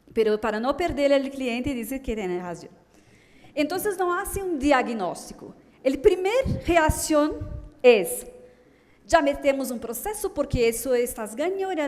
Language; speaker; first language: Spanish; non-native, fluent; Portuguese